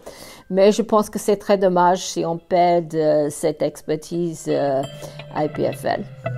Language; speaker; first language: French; non-native, fluent; English